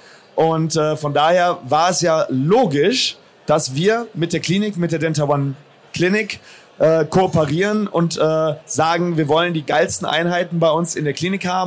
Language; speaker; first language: German; native; German